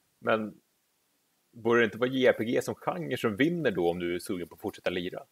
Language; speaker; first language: Swedish; native; Swedish